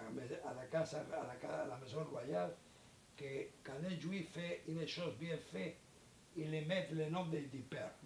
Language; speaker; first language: French; non-native, learner; Spanish